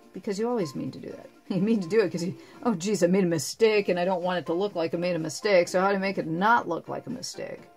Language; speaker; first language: English; native; English